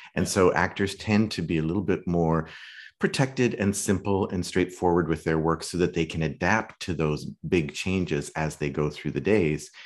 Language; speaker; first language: English; native; English